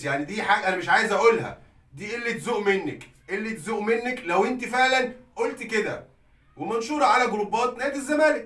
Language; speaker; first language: Arabic; native; Arabic